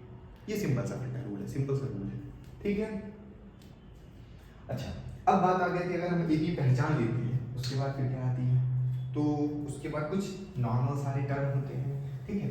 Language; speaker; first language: Hindi; native; Hindi